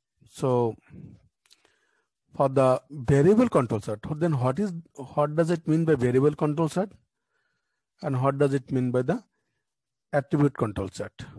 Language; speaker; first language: English; non-native, local second language; Bangla